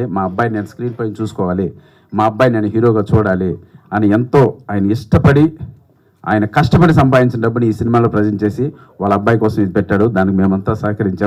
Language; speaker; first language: Telugu; native; Telugu